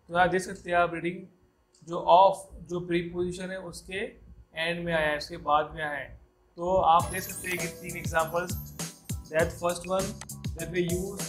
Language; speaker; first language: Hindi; native; Hindi